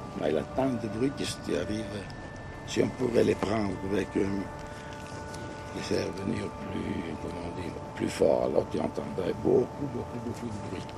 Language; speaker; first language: French; non-native, fluent; Italian